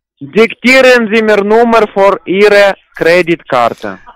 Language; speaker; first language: German; non-native, learner; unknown